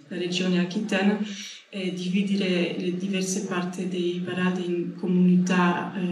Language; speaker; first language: Italian; non-native, learner; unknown